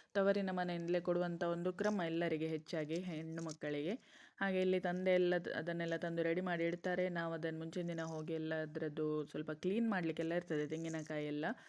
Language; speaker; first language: Kannada; non-native, local second language; Konkani